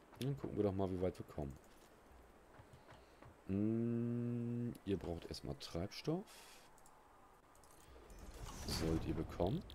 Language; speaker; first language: German; native; German